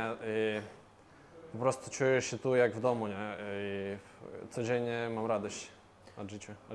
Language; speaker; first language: Polish; non-native, fluent; Russian